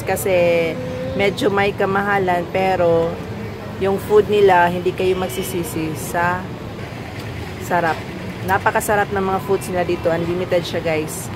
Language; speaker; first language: Filipino; non-native, local second language; Cebuano